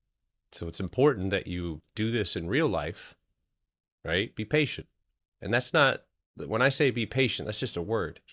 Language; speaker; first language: English; native; English